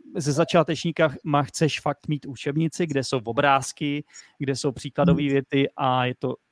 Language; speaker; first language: Czech; native; Czech